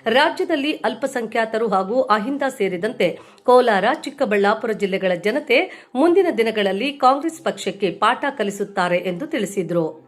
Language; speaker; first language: Kannada; native; Kannada